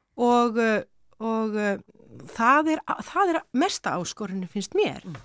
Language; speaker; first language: Icelandic; native; Icelandic